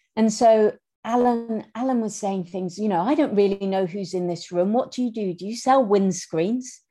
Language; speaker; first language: English; native; English